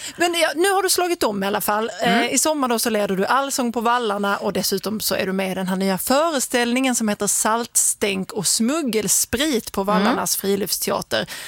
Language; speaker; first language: Swedish; native; Swedish